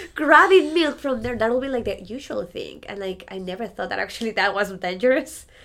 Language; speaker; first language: English; non-native, fluent; Spanish